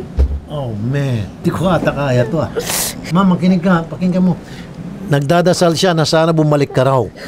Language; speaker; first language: Filipino; native; Filipino